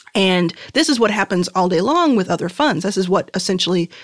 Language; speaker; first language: English; native; English